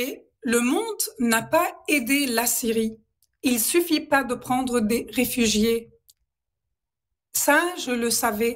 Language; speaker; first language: French; non-native, local second language; Arabic